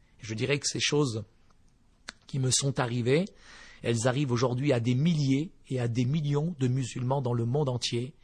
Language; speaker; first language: French; early bilingual, other home language; Berber languages